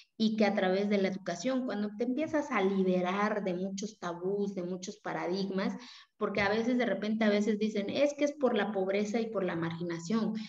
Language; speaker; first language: Spanish; non-native, local second language; Zapotec